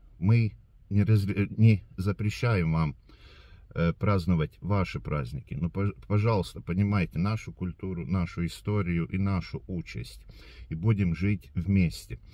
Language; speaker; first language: Russian; non-native, local second language; Latvian